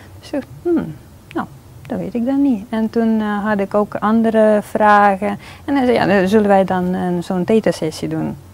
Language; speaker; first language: Dutch; non-native, fluent; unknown